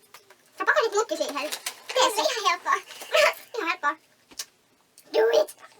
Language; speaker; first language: Finnish; native; Finnish